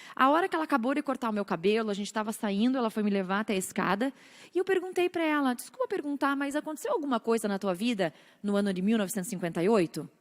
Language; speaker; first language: Portuguese; native; Portuguese